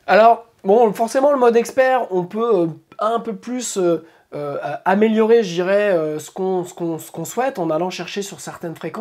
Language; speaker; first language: French; native; French